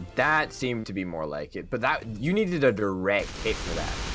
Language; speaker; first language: English; native; English